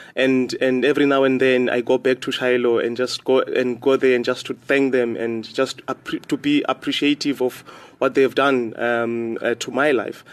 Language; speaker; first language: English; non-native, local second language; Xhosa